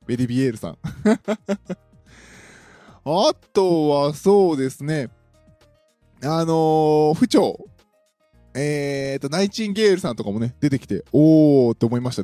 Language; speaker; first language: Japanese; native; Japanese